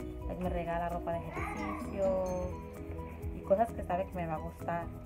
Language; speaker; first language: Spanish; early bilingual, heritage; Spanish